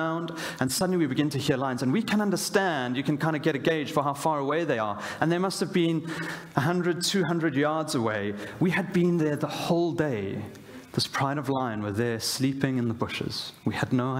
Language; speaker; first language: English; native; English